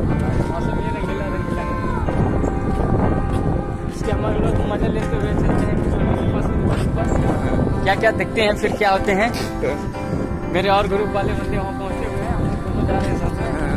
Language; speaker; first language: Hindi; non-native, local second language; Odia